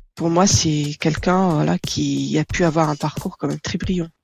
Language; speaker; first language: French; non-native, local second language; Arabic